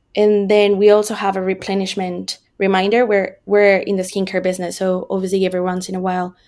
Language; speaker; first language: English; non-native, fluent; Spanish